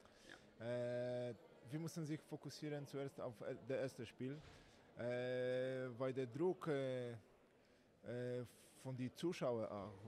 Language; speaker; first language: German; non-native, fluent; Polish